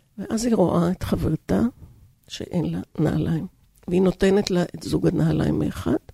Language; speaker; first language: Hebrew; early bilingual, other home language; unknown